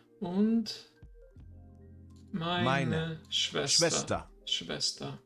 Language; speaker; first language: German; non-native, learner; Hungarian